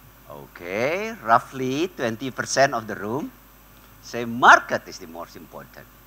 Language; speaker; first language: English; non-native, fluent; Indonesian